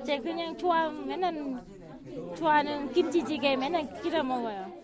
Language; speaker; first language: Korean; non-native, learner; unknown